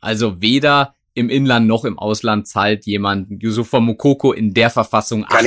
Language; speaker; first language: German; native; German